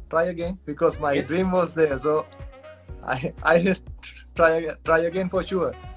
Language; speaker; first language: English; non-native, local second language; Sinhala